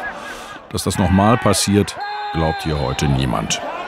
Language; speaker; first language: German; native; German